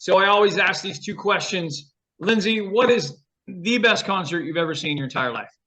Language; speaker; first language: English; native; English